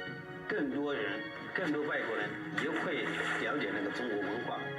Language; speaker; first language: Chinese; non-native, learner; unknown